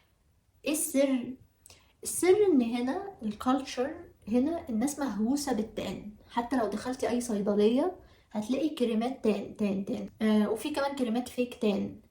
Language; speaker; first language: Arabic; native; Arabic